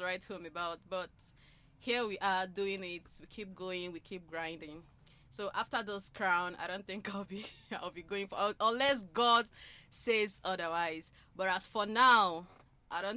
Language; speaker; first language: English; non-native, local second language; Igbo